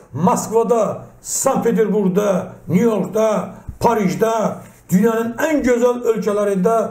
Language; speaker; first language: Azerbaijani; non-native, local second language; Talysh